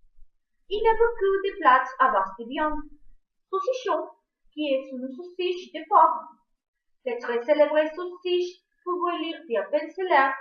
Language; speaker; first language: French; non-native, learner; Spanish